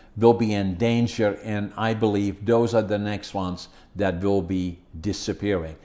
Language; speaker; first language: English; non-native, fluent; Dutch